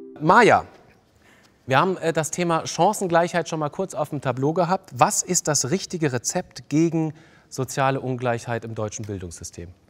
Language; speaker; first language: German; native; German